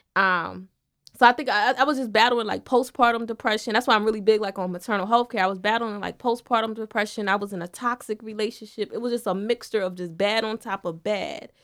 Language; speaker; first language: English; native; English